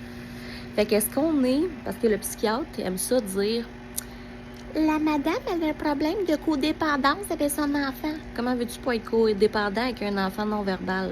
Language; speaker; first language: French; native; French